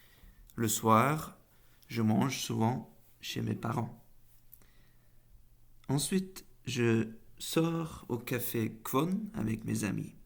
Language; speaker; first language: French; non-native, fluent; Faroese